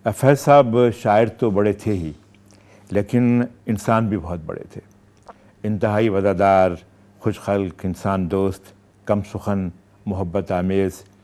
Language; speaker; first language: Urdu; native; Urdu